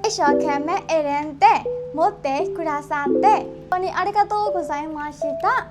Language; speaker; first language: Japanese; non-native, learner; Burmese